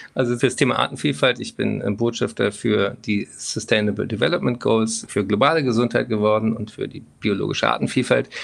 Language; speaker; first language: German; native; German